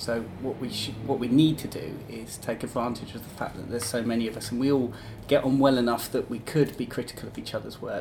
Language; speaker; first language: English; native; English